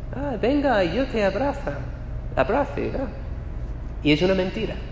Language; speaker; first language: Spanish; non-native, fluent; English